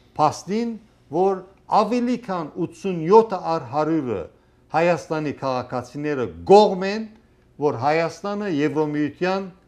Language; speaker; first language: Armenian; early bilingual, heritage; Armenian